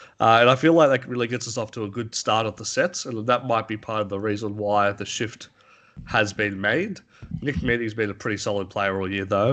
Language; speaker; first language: English; native; English